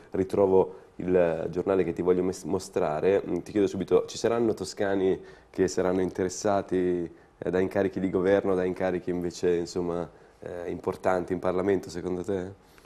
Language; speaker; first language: Italian; native; Italian